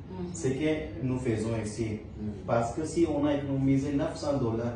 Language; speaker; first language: French; non-native, learner; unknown